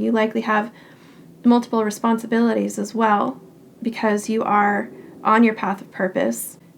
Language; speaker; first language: English; native; English